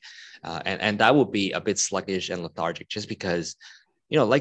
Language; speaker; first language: English; non-native, local second language; Cantonese